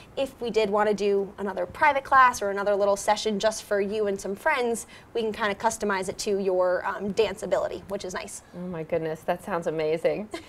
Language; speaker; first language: English; native; English